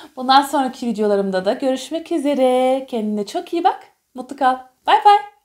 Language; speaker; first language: Turkish; early bilingual, heritage; Turkish